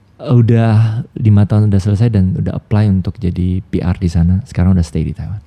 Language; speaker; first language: Indonesian; native; Indonesian